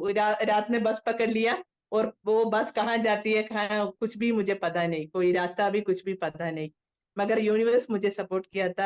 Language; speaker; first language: Hindi; non-native, local second language; Malayalam